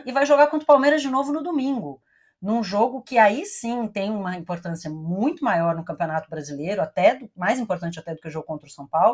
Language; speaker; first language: Portuguese; native; Portuguese